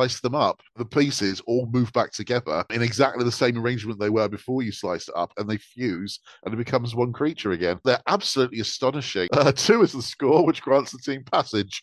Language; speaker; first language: English; native; English